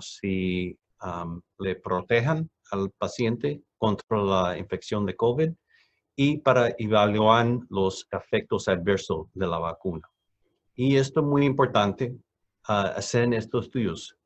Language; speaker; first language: Spanish; non-native, fluent; English